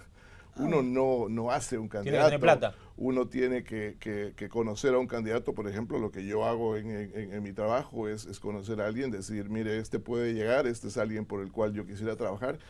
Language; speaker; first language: Spanish; native; Spanish